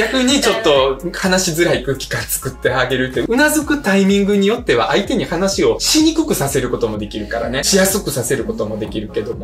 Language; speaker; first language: Japanese; early bilingual, other home language; Russian